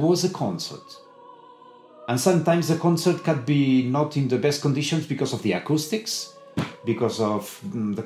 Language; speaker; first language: English; non-native, fluent; Spanish